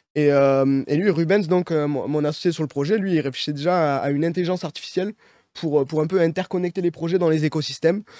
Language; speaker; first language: French; native; French